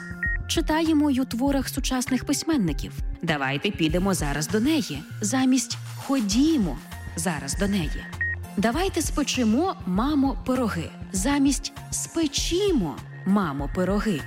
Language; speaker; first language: Ukrainian; native; Ukrainian